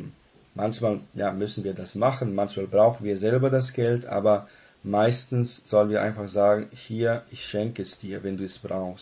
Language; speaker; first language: German; non-native, fluent; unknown